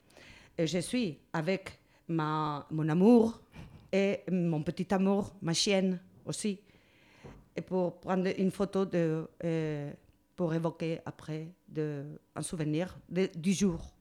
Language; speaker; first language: French; non-native, learner; Spanish